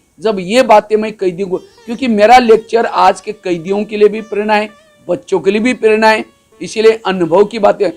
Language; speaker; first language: Hindi; non-native, local second language; Marathi